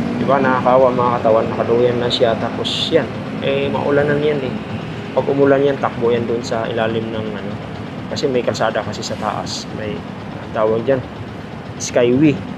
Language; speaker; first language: Filipino; non-native, local second language; Cebuano